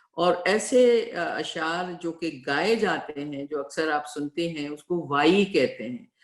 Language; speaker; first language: Urdu; non-native, local second language; Sindhi